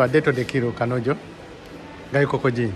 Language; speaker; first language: Japanese; non-native, learner; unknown